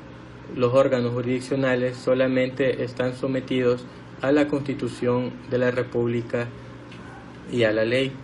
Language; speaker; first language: Spanish; native; Spanish